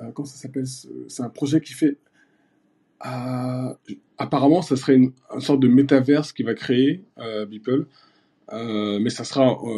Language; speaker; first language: French; early bilingual, other home language; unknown